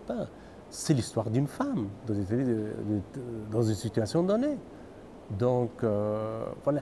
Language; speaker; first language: French; non-native, fluent; Persian